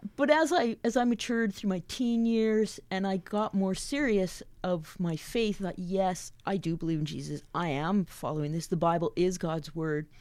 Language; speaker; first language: English; native; English